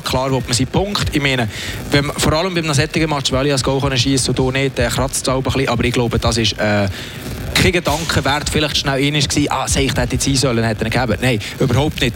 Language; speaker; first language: German; native; German